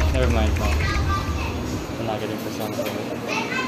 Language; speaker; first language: English; native; English